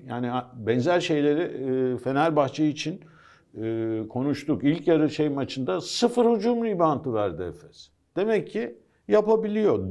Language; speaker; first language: Turkish; early bilingual, heritage; Turkish